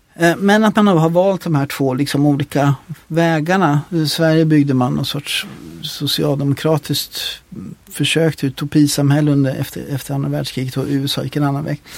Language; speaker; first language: Swedish; native; Swedish